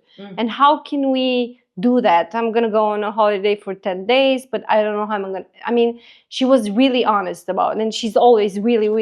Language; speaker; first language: English; non-native, fluent; Romanian